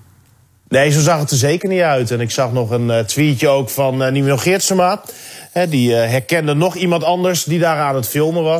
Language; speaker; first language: Dutch; native; Dutch